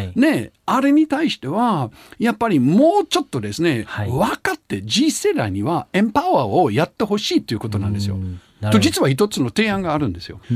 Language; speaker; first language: Japanese; non-native, fluent; German